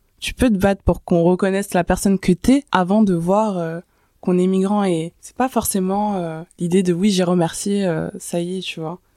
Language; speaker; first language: French; early bilingual, other home language; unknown